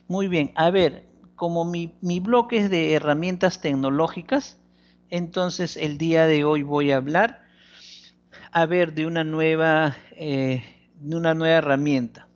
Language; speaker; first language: Spanish; native; Spanish